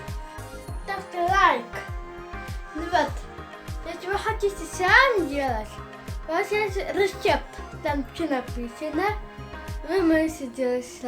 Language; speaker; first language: Russian; early bilingual, heritage; Russian